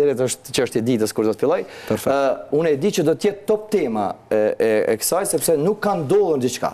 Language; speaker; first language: Albanian; native; Albanian